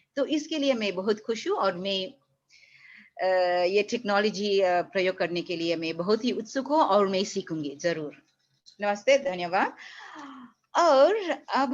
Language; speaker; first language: Hindi; early bilingual, heritage; Hindi